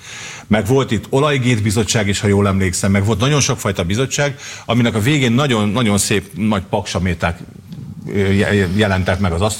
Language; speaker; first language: Hungarian; native; Hungarian